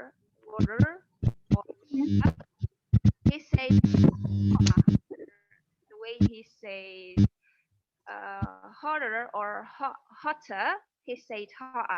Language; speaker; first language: English; non-native, fluent; Indonesian